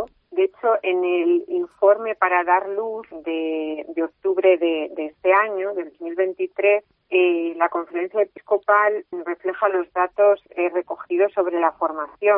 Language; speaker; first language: Spanish; native; Spanish